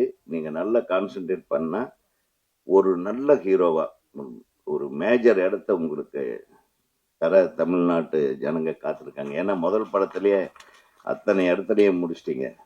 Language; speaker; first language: Tamil; native; Tamil